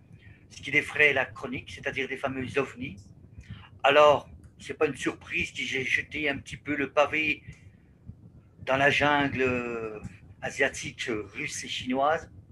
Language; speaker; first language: French; native; French